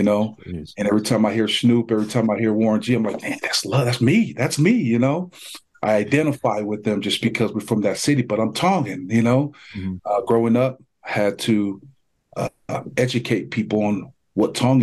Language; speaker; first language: English; native; English